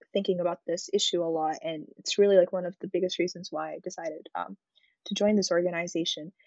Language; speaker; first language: English; early bilingual, other home language; Arabic